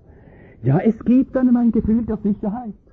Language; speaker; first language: German; native; German